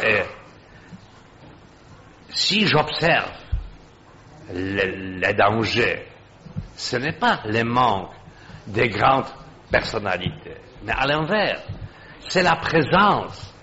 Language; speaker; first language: French; non-native, fluent; Polish